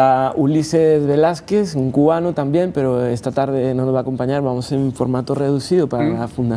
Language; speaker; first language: Spanish; native; Spanish